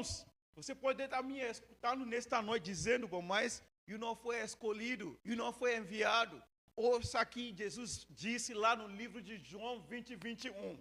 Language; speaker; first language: Portuguese; non-native, learner; Yoruba